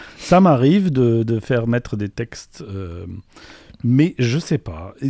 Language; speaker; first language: French; non-native, local second language; Polish